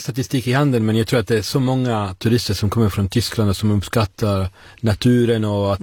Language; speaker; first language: Swedish; non-native, fluent; Italian